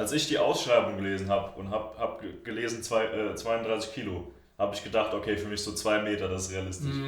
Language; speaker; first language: German; native; German